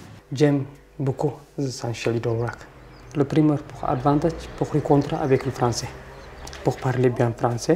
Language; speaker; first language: French; non-native, learner; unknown